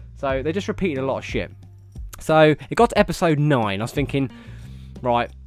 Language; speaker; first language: English; native; English